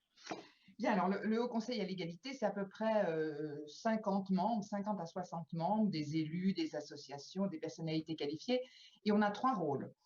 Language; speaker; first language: French; native; French